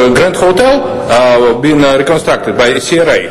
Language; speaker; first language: English; non-native, learner; Russian